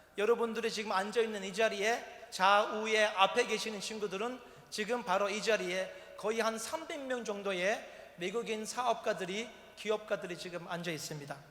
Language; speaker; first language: Korean; non-native, fluent; Turkish